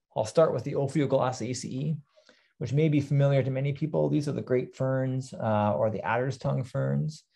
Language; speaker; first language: English; native; English